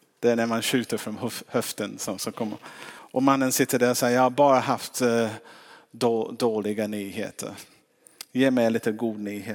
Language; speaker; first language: Swedish; non-native, fluent; English